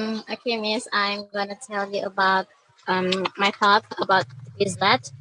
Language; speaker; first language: English; non-native, learner; Indonesian